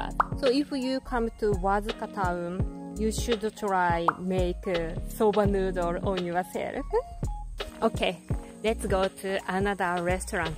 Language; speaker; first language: English; non-native, learner; Japanese